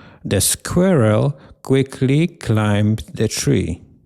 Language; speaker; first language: English; non-native, learner; Polish